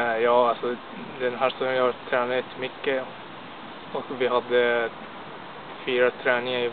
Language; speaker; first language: Swedish; non-native, fluent; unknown